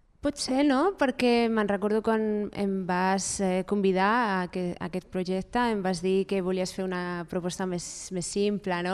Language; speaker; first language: Catalan; non-native, fluent; Spanish